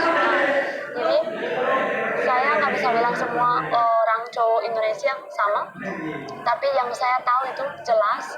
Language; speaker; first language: Indonesian; non-native, fluent; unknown